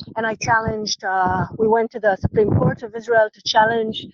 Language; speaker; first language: English; non-native, fluent; Hebrew